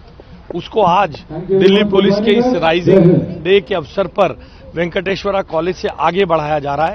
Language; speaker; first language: Hindi; native; Hindi